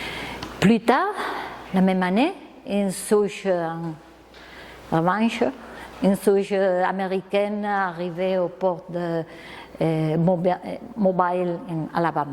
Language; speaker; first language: French; non-native, fluent; Spanish